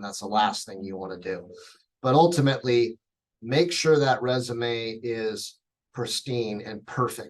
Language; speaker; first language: English; native; English